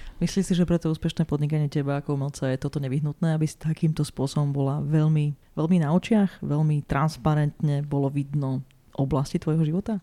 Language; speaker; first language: Slovak; native; Slovak